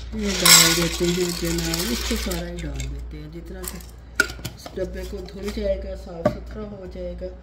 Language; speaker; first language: Urdu; native; Urdu